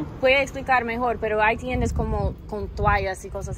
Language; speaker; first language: Spanish; non-native, learner; English